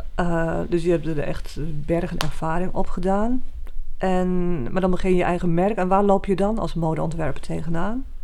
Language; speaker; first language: Dutch; native; Dutch